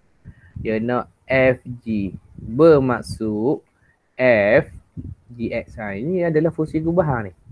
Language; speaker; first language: Malay; native; Malay